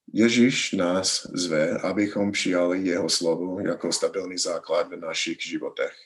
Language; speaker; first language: Czech; non-native, learner; English